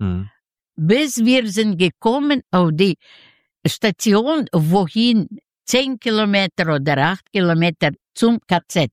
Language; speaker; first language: German; non-native, fluent; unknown